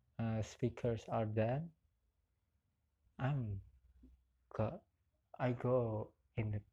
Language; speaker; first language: English; non-native, learner; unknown